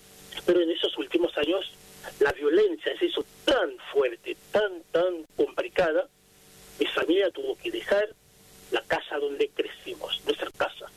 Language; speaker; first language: Spanish; non-native, fluent; Haitian Creole